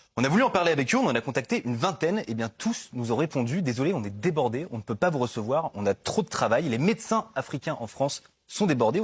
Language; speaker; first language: French; native; French